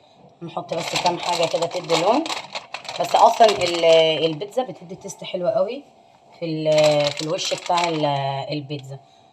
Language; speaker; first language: Arabic; native; Arabic